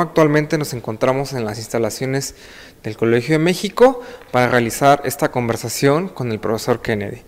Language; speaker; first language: Spanish; native; Spanish